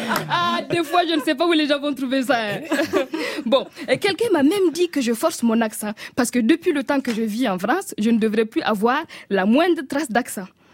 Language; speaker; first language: French; non-native, local second language; Mossi